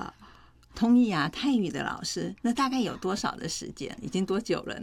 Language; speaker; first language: Chinese; native; Chinese